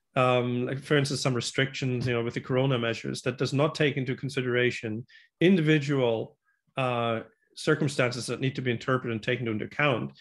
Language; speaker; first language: English; non-native, fluent; German